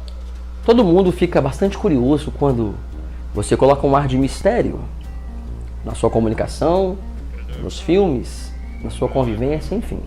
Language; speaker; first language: Portuguese; native; Portuguese